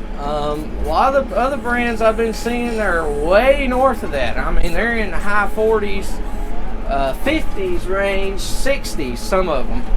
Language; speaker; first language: English; native; English